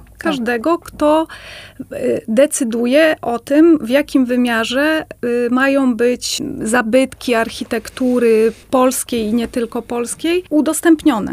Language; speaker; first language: Polish; native; Polish